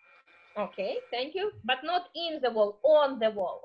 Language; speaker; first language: English; non-native, fluent; Russian